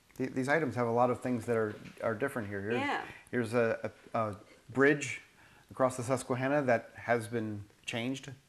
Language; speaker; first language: English; native; English